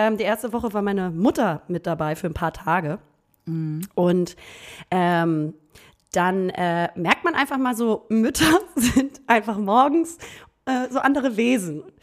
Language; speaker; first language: German; native; German